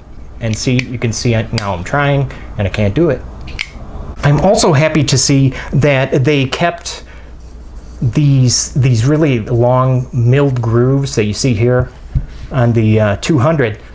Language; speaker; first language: English; native; English